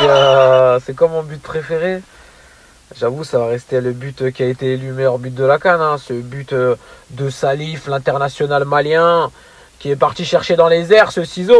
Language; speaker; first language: French; native; French